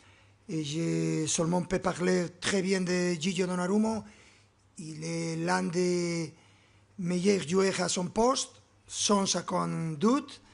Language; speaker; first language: French; non-native, fluent; Spanish